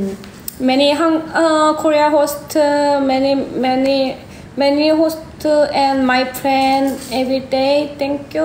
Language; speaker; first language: English; non-native, learner; Korean